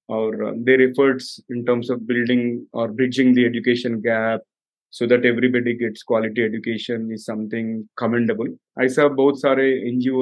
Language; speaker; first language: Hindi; non-native, local second language; Telugu